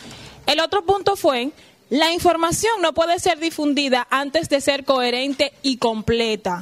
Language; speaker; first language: Spanish; native; Spanish